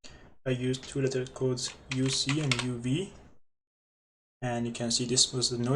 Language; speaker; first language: English; non-native, fluent; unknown